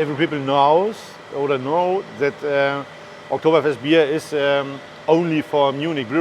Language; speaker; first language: English; non-native, learner; German